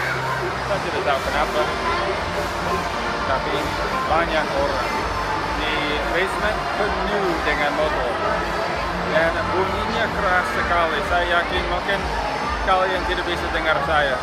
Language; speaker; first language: Indonesian; non-native, fluent; English